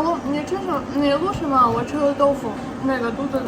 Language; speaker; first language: Chinese; non-native, fluent; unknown